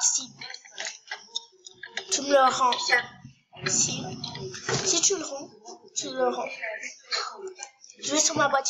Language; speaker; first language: French; native; French